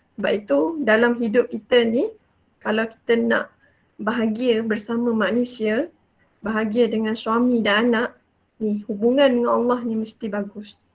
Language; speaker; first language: Malay; native; Malay